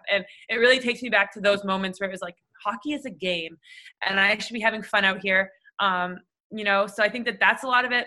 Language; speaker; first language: English; native; English